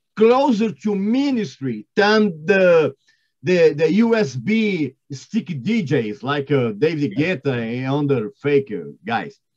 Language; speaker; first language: English; non-native, fluent; Portuguese